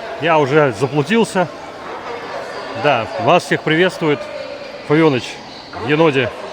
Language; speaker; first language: Russian; native; Russian